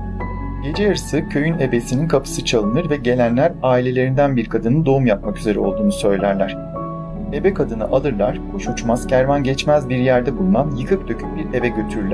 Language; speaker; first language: Turkish; native; Turkish